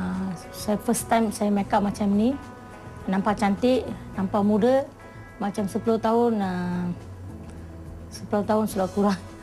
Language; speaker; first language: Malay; non-native, local second language; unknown